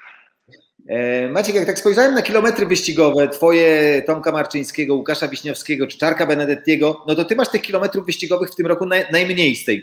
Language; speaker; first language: Polish; native; Polish